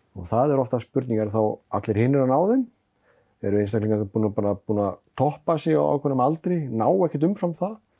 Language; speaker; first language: Icelandic; non-native, fluent; Finnish